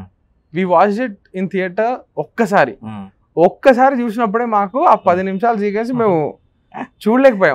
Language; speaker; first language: Telugu; native; Telugu